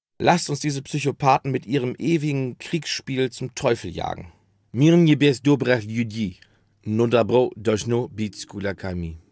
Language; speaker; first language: German; native; German